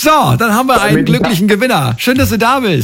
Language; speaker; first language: German; native; German